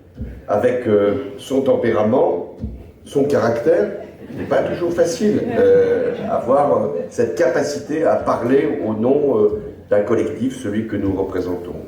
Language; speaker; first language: French; native; French